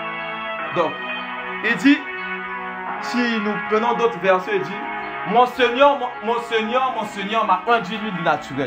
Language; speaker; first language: French; non-native, local second language; Swahili